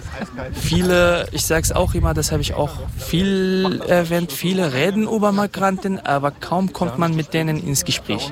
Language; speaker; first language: German; non-native, fluent; Kurdish